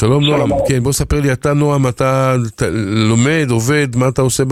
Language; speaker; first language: Hebrew; native; Hebrew